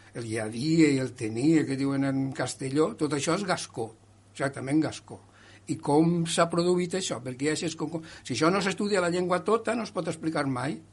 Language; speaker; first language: Catalan; native; Catalan